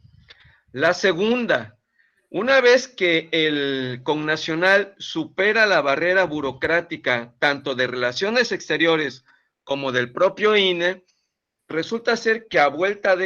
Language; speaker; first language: Spanish; native; Spanish